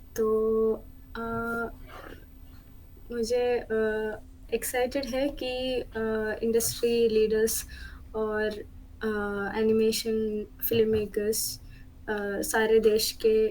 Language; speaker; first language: Hindi; non-native, local second language; Malayalam